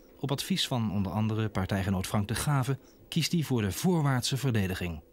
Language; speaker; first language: Dutch; native; Dutch